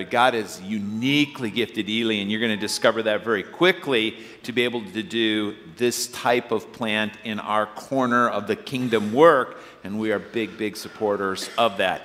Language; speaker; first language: English; native; English